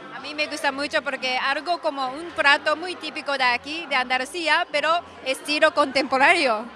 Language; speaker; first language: Spanish; non-native, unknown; Japanese